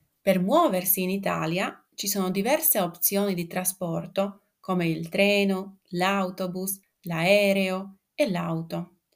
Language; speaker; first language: Italian; non-native, fluent; Slovak